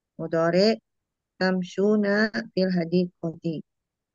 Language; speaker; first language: Arabic; non-native, learner; Indonesian